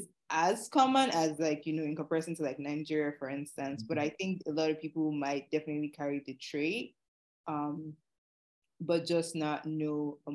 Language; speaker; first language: English; non-native, local second language; Yoruba